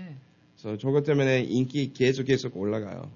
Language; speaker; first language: Korean; early bilingual, heritage; Korean